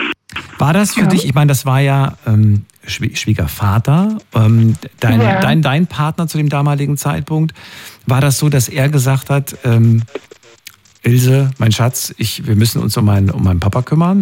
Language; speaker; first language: German; native; German